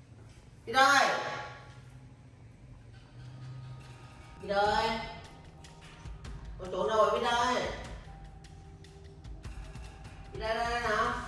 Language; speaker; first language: Vietnamese; native; Vietnamese